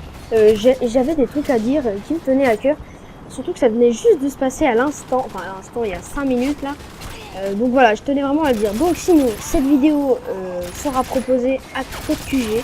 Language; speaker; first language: French; native; French